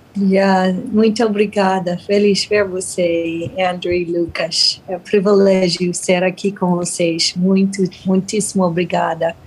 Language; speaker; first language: Portuguese; non-native, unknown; English